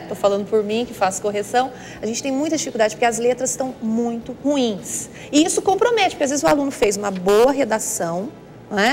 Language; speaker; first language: Portuguese; native; Portuguese